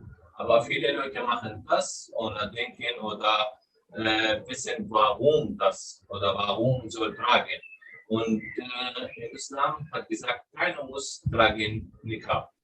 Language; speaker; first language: German; non-native, learner; Arabic